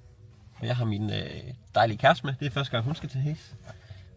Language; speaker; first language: Danish; native; Danish